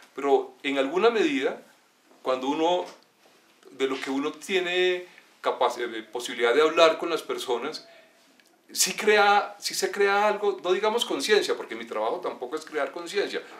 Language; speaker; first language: Spanish; native; Spanish